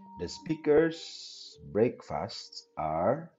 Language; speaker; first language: English; non-native, learner; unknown